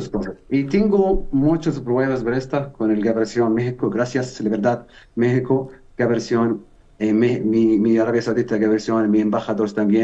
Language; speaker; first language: Spanish; non-native, learner; Arabic